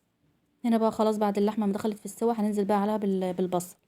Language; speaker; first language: Arabic; native; Arabic